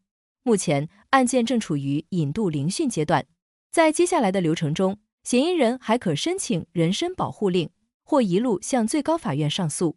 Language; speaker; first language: Chinese; native; Chinese